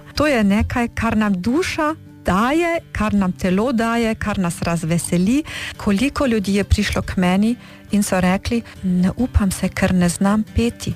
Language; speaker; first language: Slovenian; early bilingual, heritage; Slovenian